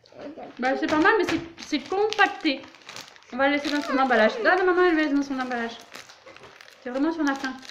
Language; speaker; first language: French; native; French